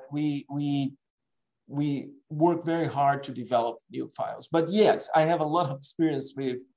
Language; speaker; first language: English; non-native, fluent; Portuguese